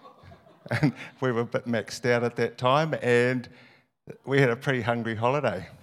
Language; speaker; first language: English; native; English